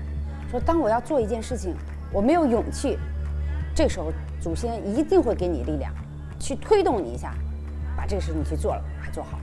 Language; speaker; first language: Chinese; native; Chinese